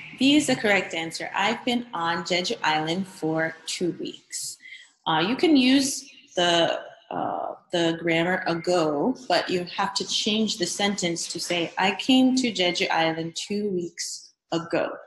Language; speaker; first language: English; early bilingual, other home language; Korean